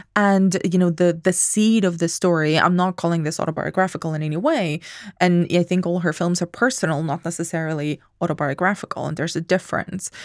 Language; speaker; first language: English; non-native, fluent; Spanish